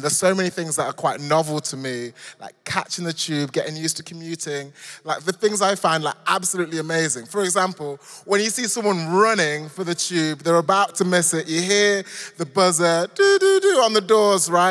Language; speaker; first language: English; native; English